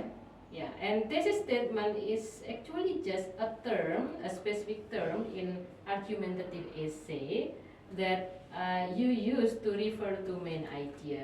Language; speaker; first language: English; non-native, fluent; Indonesian